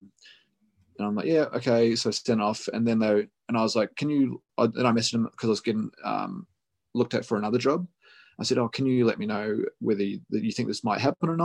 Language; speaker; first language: English; native; English